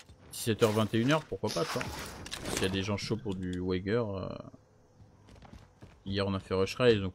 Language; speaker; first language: French; native; French